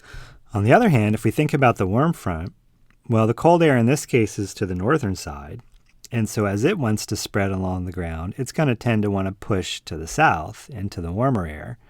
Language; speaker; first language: English; native; English